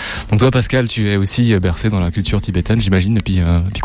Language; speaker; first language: French; native; French